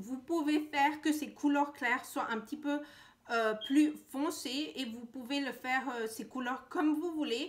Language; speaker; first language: French; non-native, fluent; Spanish